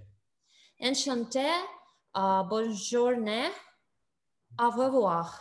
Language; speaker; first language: French; non-native, learner; Russian